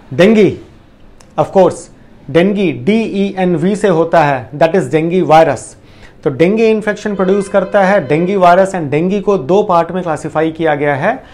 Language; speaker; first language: Hindi; native; Hindi